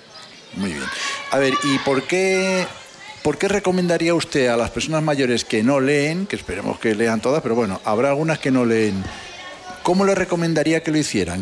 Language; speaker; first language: Spanish; native; Spanish